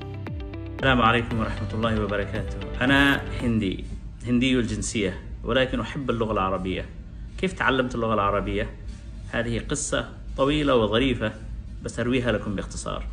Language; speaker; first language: Arabic; non-native, fluent; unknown